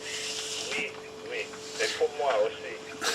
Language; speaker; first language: French; non-native, fluent; English